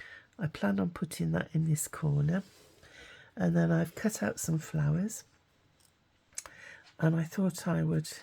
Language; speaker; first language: English; native; English